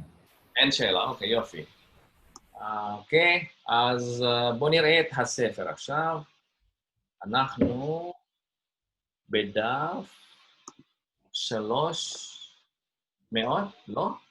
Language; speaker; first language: Hebrew; non-native, fluent; Indonesian